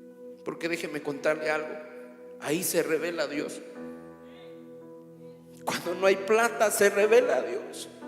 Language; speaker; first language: Spanish; native; Spanish